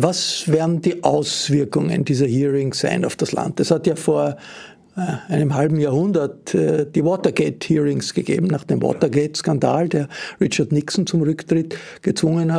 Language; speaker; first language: German; native; German